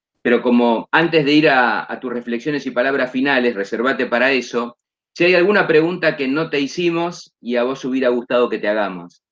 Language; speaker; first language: Spanish; native; Spanish